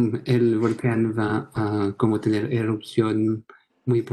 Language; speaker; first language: Spanish; non-native, fluent; French